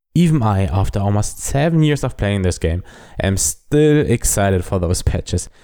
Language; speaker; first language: English; non-native, fluent; German